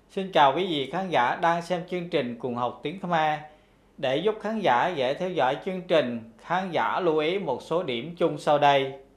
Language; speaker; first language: Vietnamese; non-native, local second language; Khmer